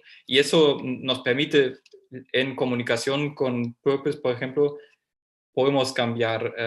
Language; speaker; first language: Spanish; non-native, fluent; German